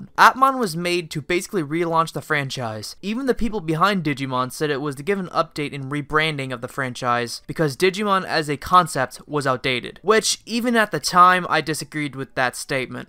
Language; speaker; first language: English; native; English